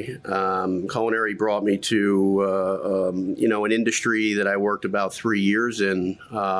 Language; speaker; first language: English; native; English